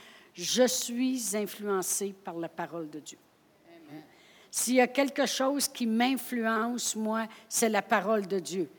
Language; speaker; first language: French; native; French